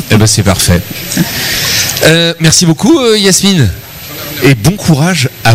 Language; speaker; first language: French; native; French